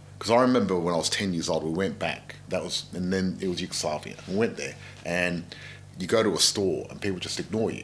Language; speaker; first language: English; non-native, local second language; Macedonian